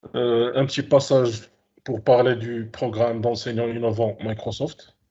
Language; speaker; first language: French; non-native, local second language; Arabic